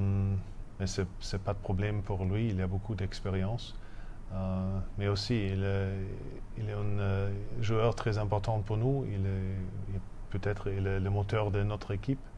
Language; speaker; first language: French; non-native, fluent; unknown